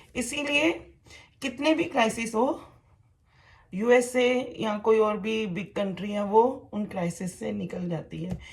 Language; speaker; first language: Hindi; native; Hindi